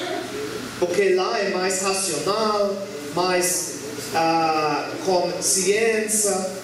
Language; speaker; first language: Portuguese; non-native, learner; German